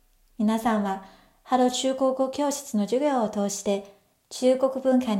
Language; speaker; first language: Japanese; non-native, fluent; Chinese